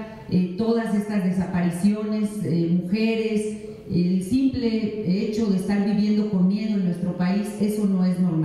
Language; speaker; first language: Spanish; native; Spanish